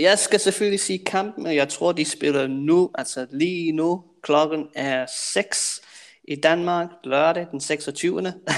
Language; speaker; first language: Danish; native; Danish